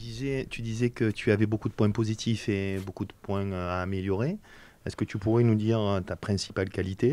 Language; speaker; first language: French; native; French